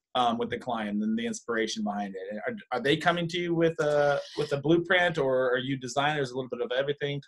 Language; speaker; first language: English; native; English